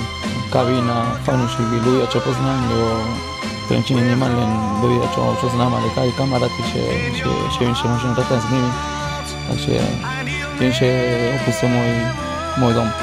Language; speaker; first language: Slovak; non-native, fluent; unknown